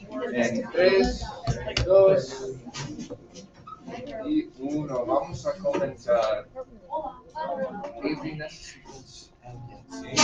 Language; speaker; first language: Spanish; non-native, fluent; English